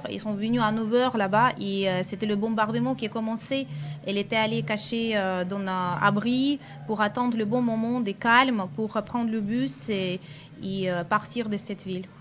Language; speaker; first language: French; non-native, fluent; Russian